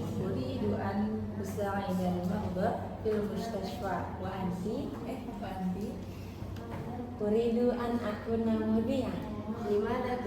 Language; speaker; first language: Arabic; non-native, learner; Indonesian